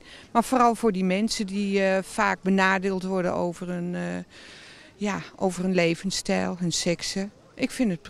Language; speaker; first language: Dutch; native; Dutch